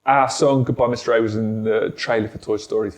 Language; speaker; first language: English; native; English